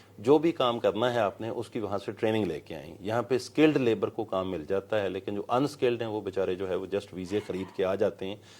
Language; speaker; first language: Urdu; non-native, local second language; Punjabi